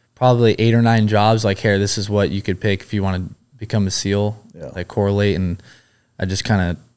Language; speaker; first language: English; native; English